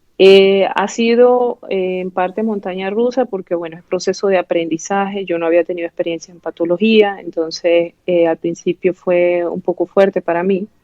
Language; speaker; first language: Spanish; native; Spanish